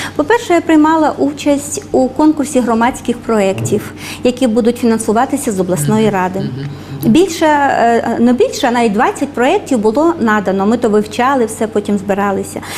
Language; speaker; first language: Ukrainian; native; Ukrainian